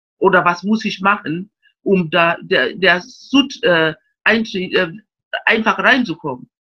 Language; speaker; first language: German; non-native, fluent; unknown